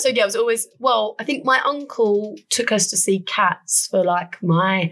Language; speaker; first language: English; native; English